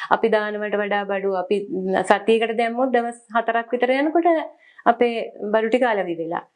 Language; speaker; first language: Sinhala; native; Sinhala